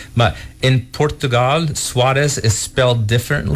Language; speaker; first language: English; early bilingual, other home language; Portuguese